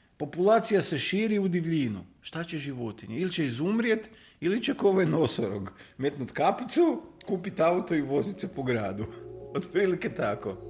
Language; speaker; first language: Croatian; native; Croatian